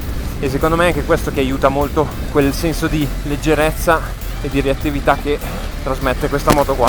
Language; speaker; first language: Italian; native; Italian